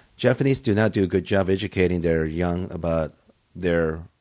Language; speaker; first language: English; early bilingual, other home language; Japanese